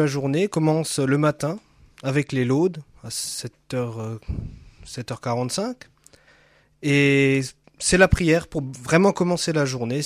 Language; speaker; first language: French; native; French